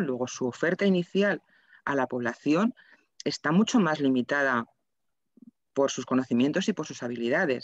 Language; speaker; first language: Spanish; native; Spanish